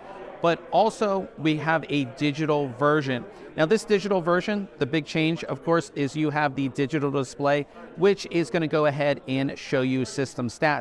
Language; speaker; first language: English; native; English